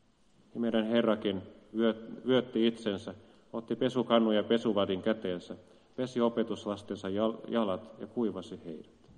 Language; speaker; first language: Finnish; native; Finnish